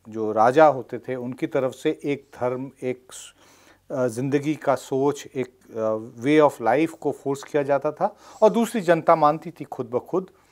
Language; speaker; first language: Hindi; non-native, local second language; Bangla